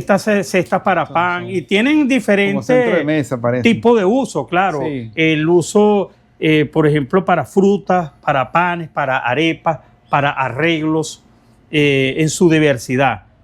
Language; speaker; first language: Spanish; native; Spanish